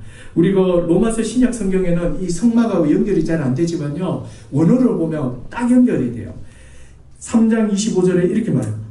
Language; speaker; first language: Korean; native; Korean